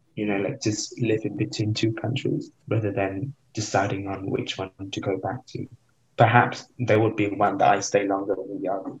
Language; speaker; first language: English; non-native, fluent; Vietnamese